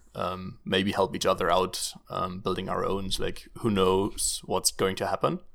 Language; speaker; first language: English; non-native, fluent; German